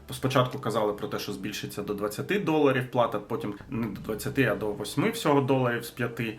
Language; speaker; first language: Ukrainian; non-native, local second language; Russian